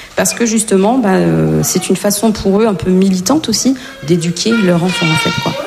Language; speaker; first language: French; native; French